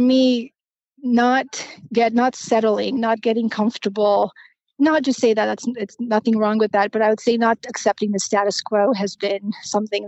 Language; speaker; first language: English; non-native, fluent; Romanian